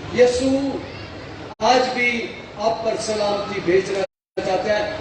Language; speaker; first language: Urdu; non-native, local second language; Punjabi